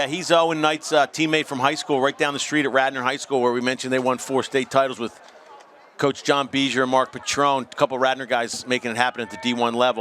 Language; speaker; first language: English; native; English